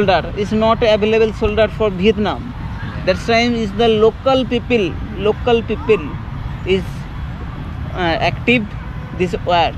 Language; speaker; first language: English; non-native, learner; Bangla